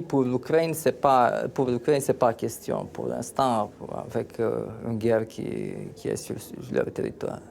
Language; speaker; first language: French; non-native, fluent; Romanian